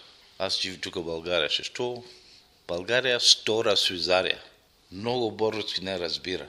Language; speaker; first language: Bulgarian; non-native, local second language; Arabic